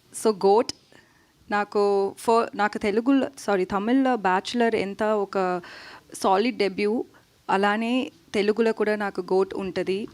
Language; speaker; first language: Telugu; non-native, learner; Tamil